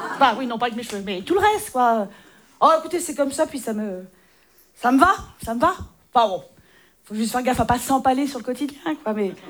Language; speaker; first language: French; native; French